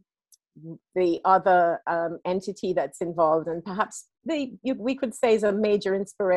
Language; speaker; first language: English; native; English